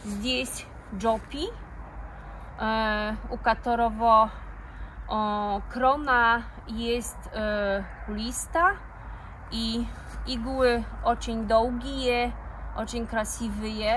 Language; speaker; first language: Russian; non-native, learner; Polish